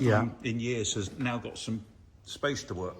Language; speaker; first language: English; native; English